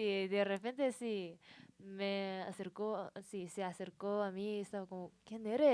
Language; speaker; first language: Spanish; non-native, learner; Japanese